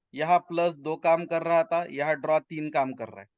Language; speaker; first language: Hindi; non-native, local second language; Marathi